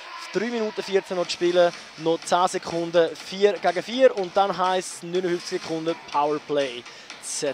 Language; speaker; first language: German; native; German